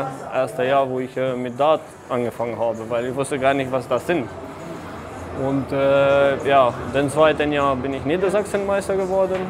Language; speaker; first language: German; non-native, learner; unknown